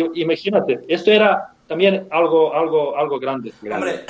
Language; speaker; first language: Spanish; non-native, fluent; Serbian